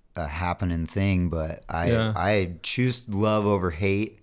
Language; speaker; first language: English; native; English